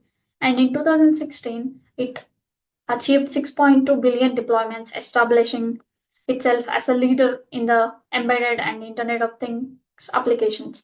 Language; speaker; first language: English; non-native, local second language; Telugu